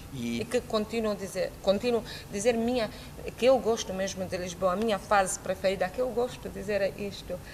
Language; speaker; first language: Portuguese; non-native, learner; Romanian